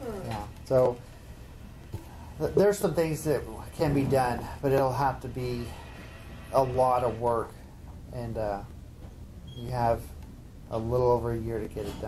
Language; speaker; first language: English; native; English